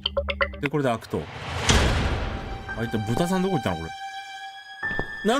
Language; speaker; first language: Japanese; native; Japanese